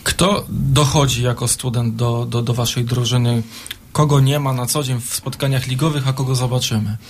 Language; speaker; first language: Polish; native; Polish